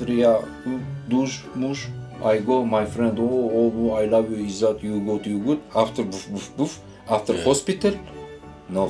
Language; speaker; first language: English; non-native, learner; Turkish